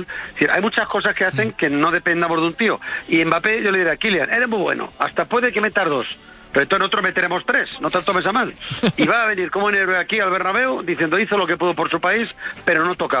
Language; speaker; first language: Spanish; native; Spanish